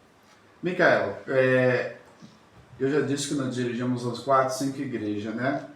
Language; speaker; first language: Portuguese; native; Portuguese